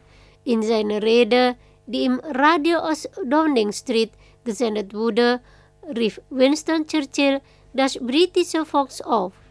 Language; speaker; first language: German; non-native, fluent; Indonesian